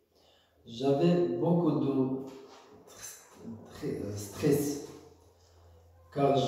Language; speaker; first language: French; non-native, learner; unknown